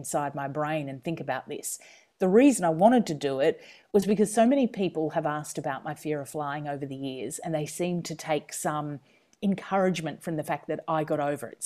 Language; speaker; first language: English; native; English